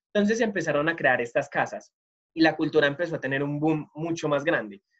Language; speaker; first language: Spanish; native; Spanish